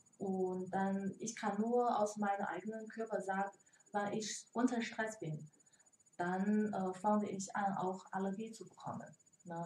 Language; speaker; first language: German; non-native, learner; Chinese